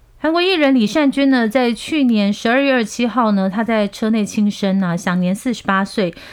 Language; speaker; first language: Chinese; non-native, fluent; Korean